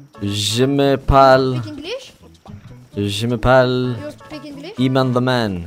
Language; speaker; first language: French; non-native, learner; English